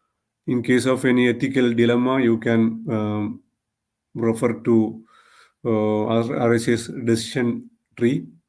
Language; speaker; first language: English; non-native, local second language; Malayalam